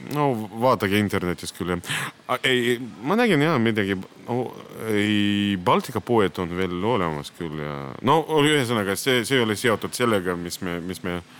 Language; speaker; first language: Estonian; non-native, local second language; Russian